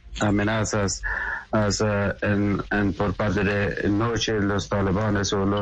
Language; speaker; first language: Spanish; non-native, learner; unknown